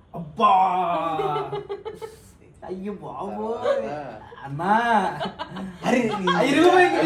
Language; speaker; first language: Telugu; native; Telugu